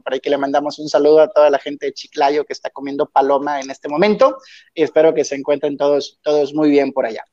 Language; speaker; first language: Spanish; native; Spanish